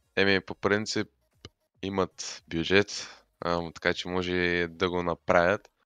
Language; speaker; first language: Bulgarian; non-native, local second language; Turkish